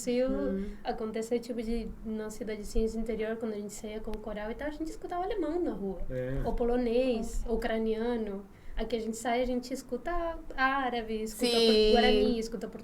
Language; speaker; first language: Portuguese; non-native, local second language; Spanish